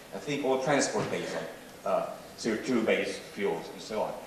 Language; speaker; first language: English; non-native, fluent; Swedish